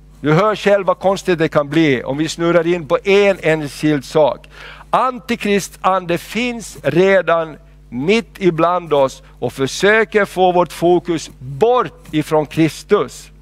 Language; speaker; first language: Swedish; non-native, fluent; Spanish